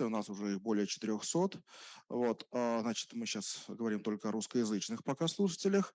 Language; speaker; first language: Russian; native; Russian